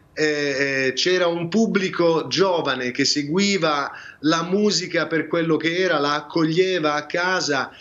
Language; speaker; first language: Italian; native; Italian